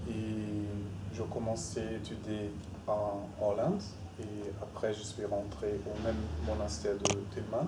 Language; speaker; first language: French; non-native, fluent; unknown